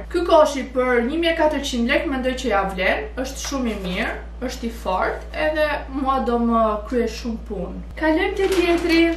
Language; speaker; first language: Albanian; early bilingual, heritage; Albanian